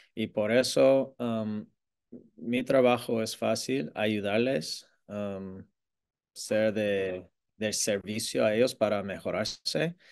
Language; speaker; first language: Spanish; non-native, fluent; English